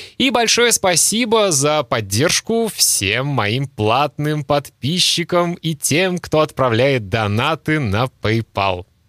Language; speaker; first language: Russian; native; Russian